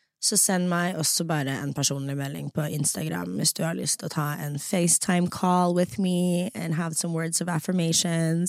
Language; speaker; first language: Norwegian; native; Norwegian